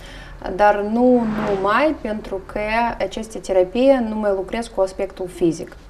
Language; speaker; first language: Romanian; non-native, learner; Russian